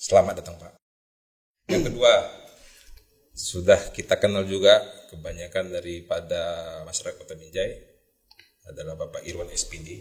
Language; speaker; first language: Indonesian; native; Indonesian